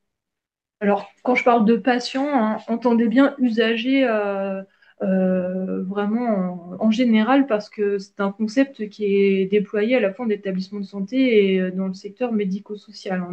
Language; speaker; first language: French; native; French